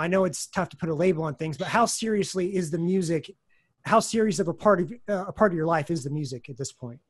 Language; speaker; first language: English; native; English